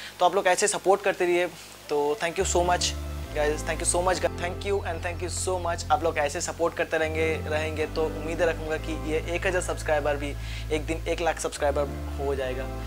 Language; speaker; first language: Hindi; non-native, local second language; Bangla